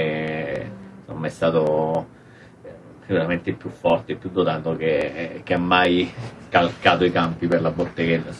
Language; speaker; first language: Italian; native; Italian